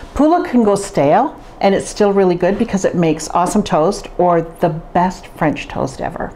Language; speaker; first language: English; native; English